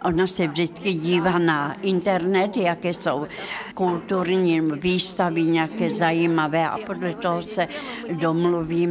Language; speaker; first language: Czech; non-native, fluent; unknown